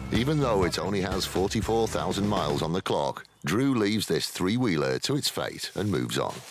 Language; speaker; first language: English; native; English